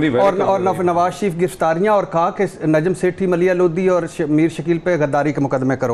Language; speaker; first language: Urdu; native; Urdu